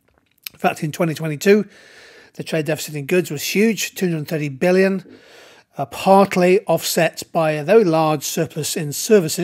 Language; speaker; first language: English; native; English